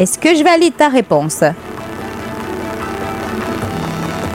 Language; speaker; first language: French; native; French